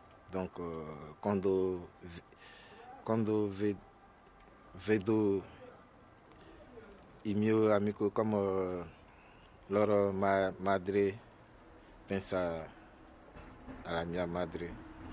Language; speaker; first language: Italian; non-native, learner; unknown